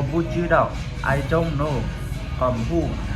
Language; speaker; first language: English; non-native, learner; Shan